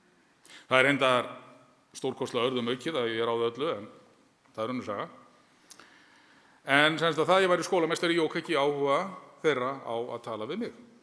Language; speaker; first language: Icelandic; native; Icelandic